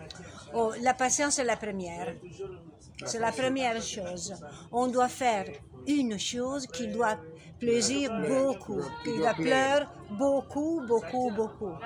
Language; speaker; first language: French; non-native, learner; Italian